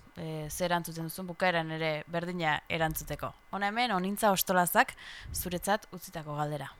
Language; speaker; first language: Basque; native; Basque